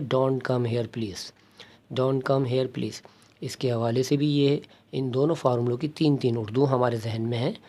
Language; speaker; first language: Urdu; native; Urdu